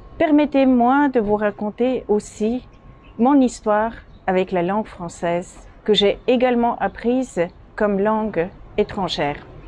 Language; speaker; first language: French; non-native, fluent; Bulgarian